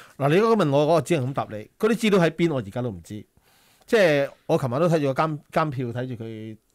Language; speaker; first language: Cantonese; native; Cantonese